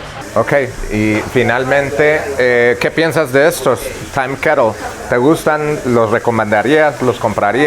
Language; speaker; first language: Spanish; early bilingual, heritage; Spanish